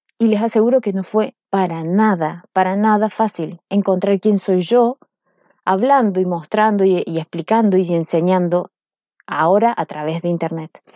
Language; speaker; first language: Spanish; native; Spanish